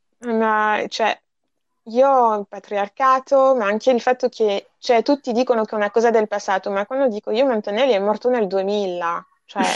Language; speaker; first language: Italian; non-native, fluent; French